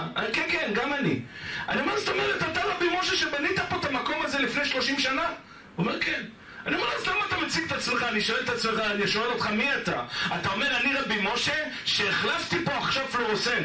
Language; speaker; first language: Hebrew; native; Hebrew